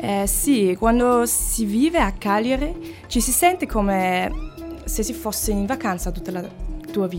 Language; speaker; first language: Italian; non-native, fluent; German